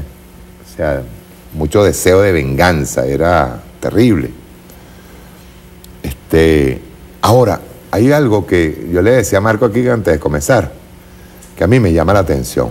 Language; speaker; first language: Spanish; native; Spanish